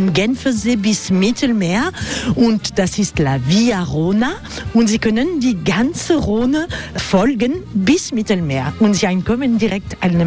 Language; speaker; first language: German; non-native, learner; French